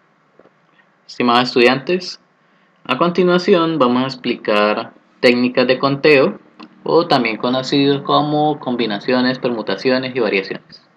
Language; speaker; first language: Spanish; native; Spanish